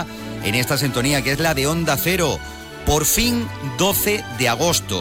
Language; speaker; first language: Spanish; native; Spanish